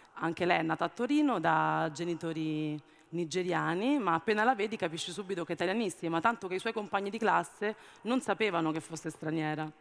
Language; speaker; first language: Italian; early bilingual, other home language; Amharic